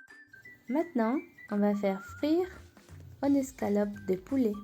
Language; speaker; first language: French; non-native, fluent; Spanish